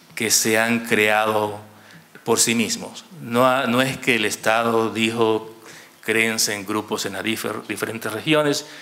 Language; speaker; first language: Spanish; native; Spanish